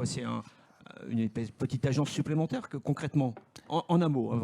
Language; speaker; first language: French; native; French